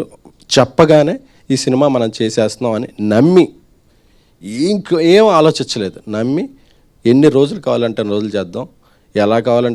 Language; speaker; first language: Telugu; native; Telugu